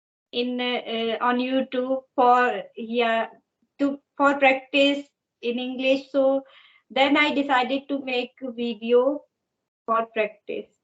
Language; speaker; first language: English; non-native, learner; Hindi